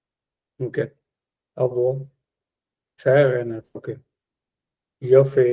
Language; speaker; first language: French; non-native, learner; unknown